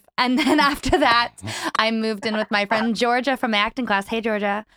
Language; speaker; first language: English; native; English